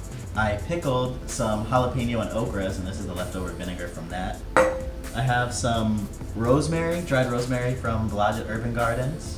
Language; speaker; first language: English; native; English